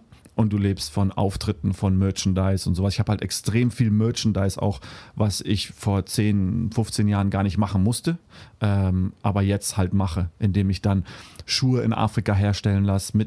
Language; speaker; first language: German; early bilingual, heritage; German